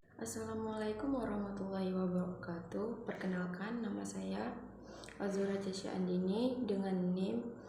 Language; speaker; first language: Indonesian; native; Indonesian